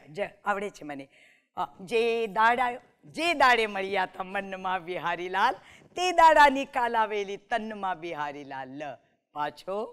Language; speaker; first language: Gujarati; non-native, local second language; Marathi